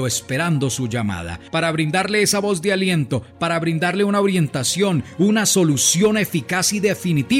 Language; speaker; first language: Spanish; native; Spanish